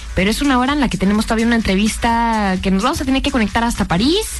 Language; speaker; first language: Spanish; native; Spanish